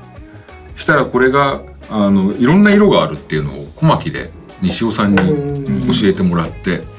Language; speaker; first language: Japanese; native; Japanese